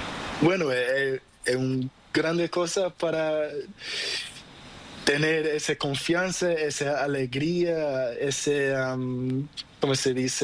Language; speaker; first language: Spanish; non-native, learner; Portuguese